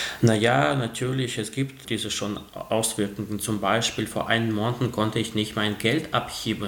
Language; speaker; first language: German; non-native, fluent; Russian